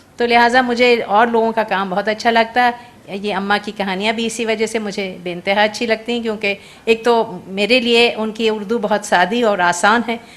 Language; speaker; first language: Urdu; native; Urdu